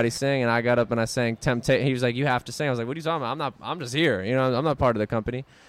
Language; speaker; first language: English; native; English